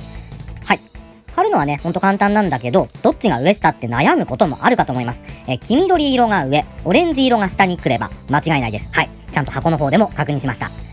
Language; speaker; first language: Japanese; native; Japanese